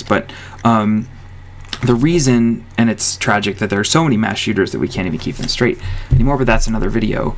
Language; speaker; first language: English; native; English